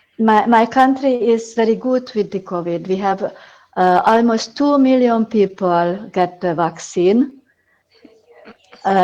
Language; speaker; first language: English; non-native, learner; Hungarian